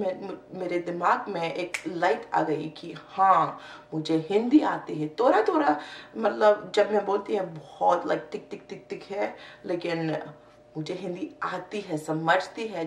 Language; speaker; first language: Hindi; non-native, learner; English